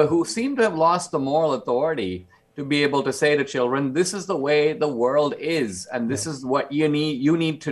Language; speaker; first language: English; non-native, local second language; Konkani